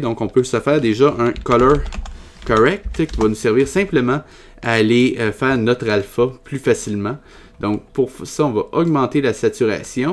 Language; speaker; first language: French; native; French